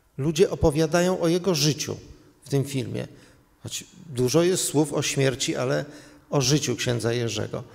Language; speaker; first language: Polish; native; Polish